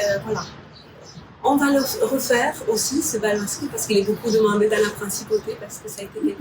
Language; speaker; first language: French; non-native, fluent; Romanian